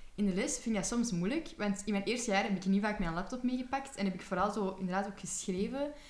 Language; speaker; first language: Dutch; native; Dutch